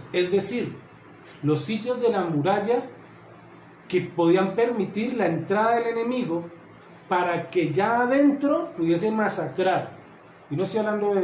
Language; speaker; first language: Spanish; native; Spanish